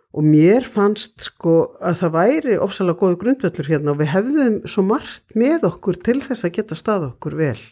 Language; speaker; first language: Icelandic; native; Icelandic